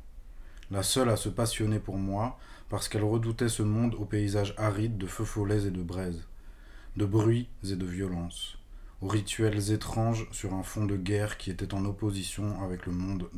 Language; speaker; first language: French; native; French